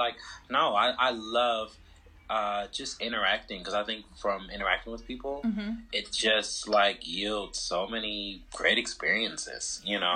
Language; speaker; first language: English; native; English